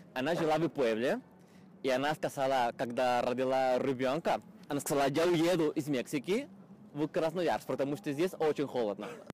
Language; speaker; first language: Russian; non-native, fluent; Spanish